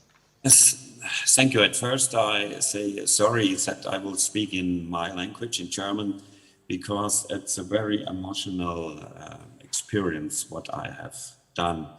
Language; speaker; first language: English; non-native, learner; German